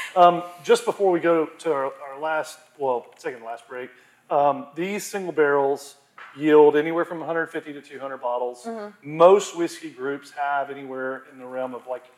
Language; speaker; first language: English; native; English